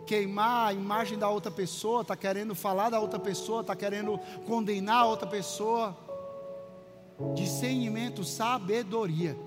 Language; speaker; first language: Portuguese; native; Portuguese